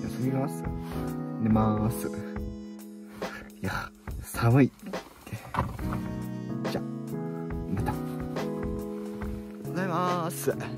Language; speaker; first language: Japanese; native; Japanese